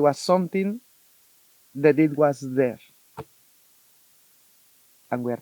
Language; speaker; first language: English; non-native, learner; Spanish